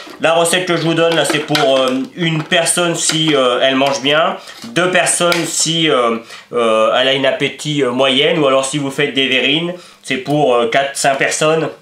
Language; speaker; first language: French; native; French